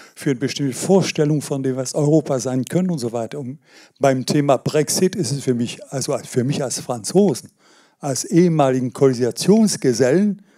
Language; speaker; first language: German; non-native, fluent; French